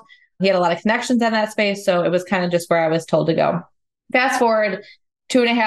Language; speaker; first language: English; native; English